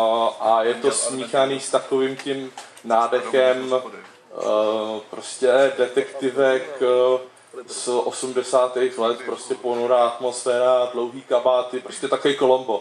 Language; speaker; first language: Czech; native; Czech